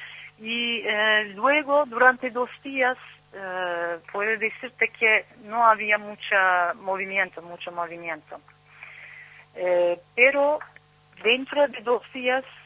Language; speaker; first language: Spanish; non-native, learner; Turkish